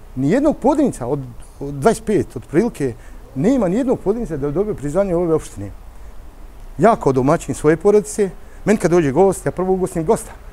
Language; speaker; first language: Serbian; native; Serbian